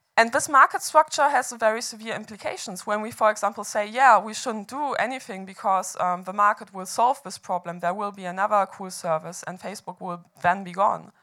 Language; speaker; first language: English; non-native, fluent; German